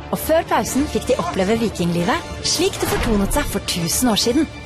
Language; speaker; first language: Norwegian; native; Norwegian